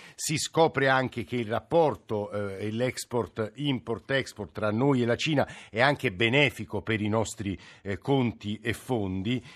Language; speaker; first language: Italian; native; Italian